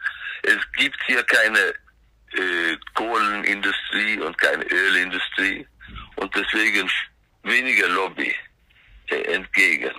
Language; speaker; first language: German; non-native, fluent; Swedish